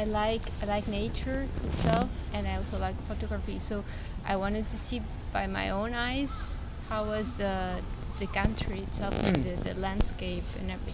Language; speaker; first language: English; non-native, fluent; Portuguese